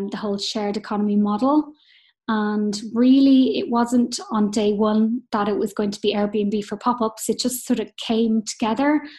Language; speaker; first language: English; native; English